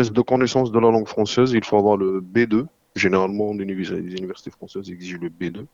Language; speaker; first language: French; non-native, local second language; Arabic